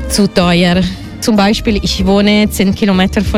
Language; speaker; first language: German; non-native, learner; Italian